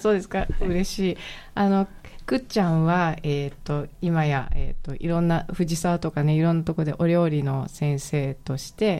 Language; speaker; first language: Japanese; native; Japanese